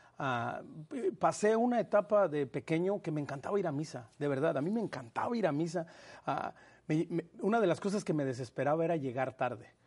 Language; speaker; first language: Spanish; native; Spanish